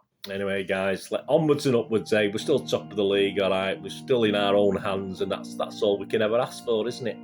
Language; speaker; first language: English; native; English